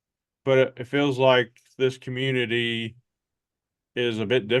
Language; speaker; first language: English; native; English